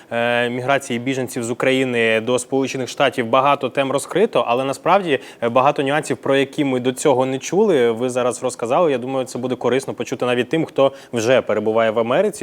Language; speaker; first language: Ukrainian; native; Ukrainian